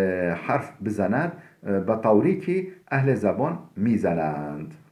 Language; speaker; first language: Persian; non-native, fluent; Turkish